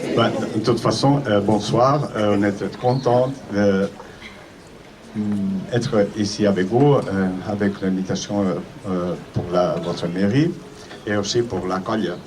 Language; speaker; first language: French; non-native, learner; Catalan